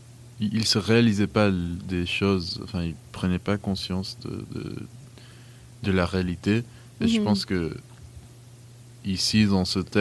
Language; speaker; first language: French; non-native, fluent; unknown